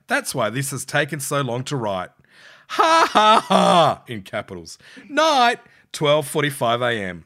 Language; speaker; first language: English; native; English